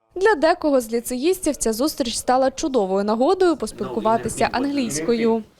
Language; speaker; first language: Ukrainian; native; Ukrainian